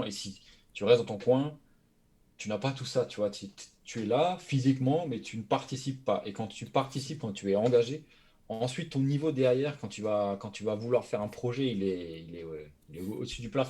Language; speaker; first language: French; native; French